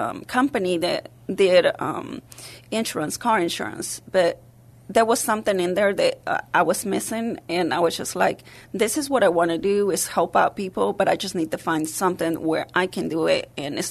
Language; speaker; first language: English; early bilingual, other home language; Spanish